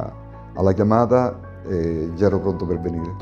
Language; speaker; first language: Italian; native; Italian